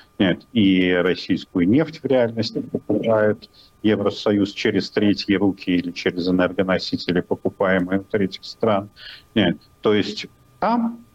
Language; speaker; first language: Russian; native; Russian